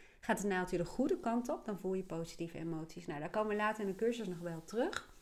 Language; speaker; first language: Dutch; native; Dutch